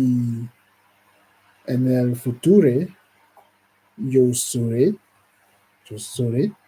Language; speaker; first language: Spanish; non-native, learner; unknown